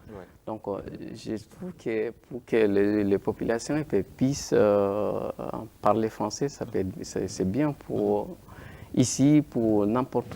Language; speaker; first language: French; non-native, learner; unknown